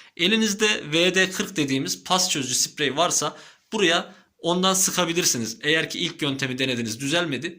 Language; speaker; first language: Turkish; native; Turkish